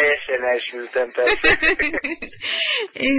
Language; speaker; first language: Hungarian; early bilingual, heritage; Hungarian